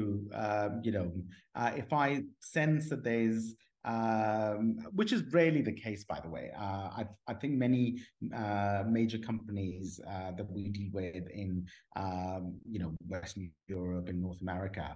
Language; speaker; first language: English; non-native, local second language; Urdu